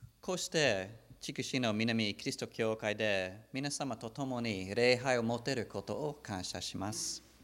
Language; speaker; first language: Japanese; non-native, fluent; English